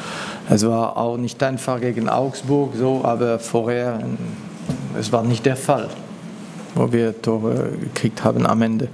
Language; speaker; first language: German; non-native, learner; French